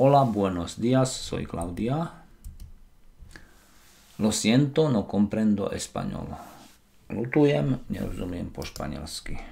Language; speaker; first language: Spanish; non-native, fluent; Slovak